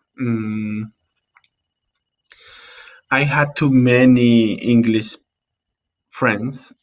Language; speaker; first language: English; non-native, learner; Spanish